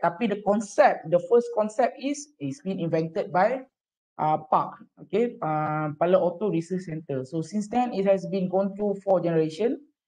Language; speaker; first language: English; non-native, local second language; Malay